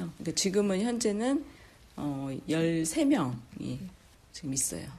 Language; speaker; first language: Korean; native; Korean